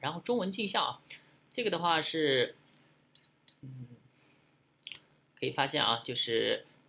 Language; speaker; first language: Chinese; native; Chinese